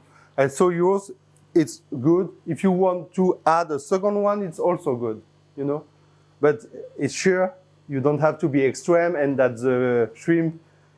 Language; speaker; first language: English; non-native, fluent; French